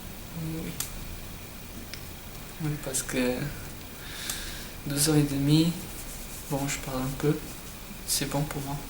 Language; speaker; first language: French; non-native, learner; Portuguese